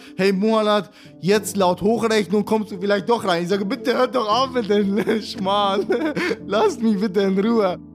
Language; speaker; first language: German; early bilingual, other home language; Arabic